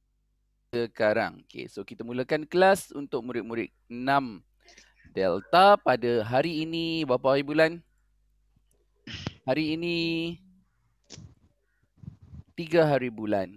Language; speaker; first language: Malay; native; Malay